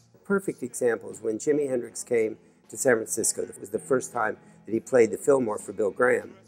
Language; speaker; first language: English; native; English